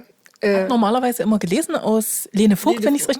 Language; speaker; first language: German; native; German